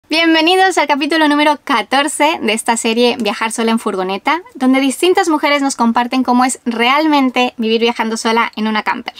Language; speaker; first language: Spanish; native; Spanish